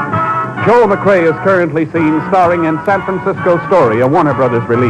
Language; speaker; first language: English; native; English